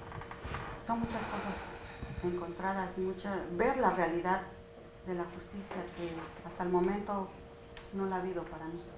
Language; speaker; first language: Spanish; native; Spanish